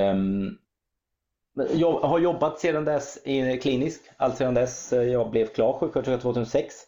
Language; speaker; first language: Swedish; early bilingual, other home language; German